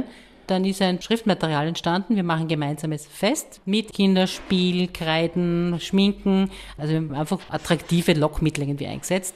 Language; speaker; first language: German; native; German